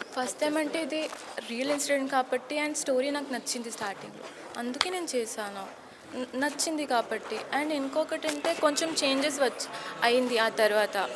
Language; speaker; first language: Telugu; non-native, learner; Hindi